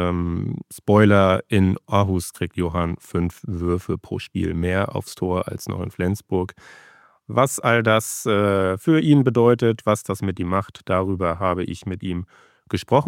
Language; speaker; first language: German; native; German